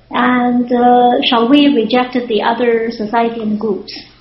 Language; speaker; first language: English; non-native, fluent; Chinese